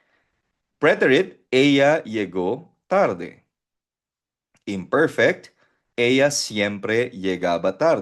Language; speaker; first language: Spanish; non-native, fluent; Filipino